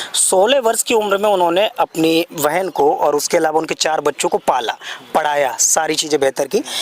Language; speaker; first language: Hindi; native; Hindi